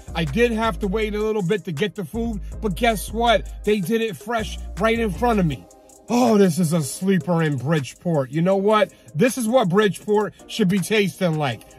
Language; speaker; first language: English; native; English